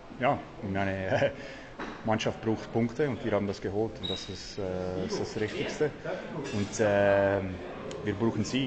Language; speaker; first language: German; non-native, learner; English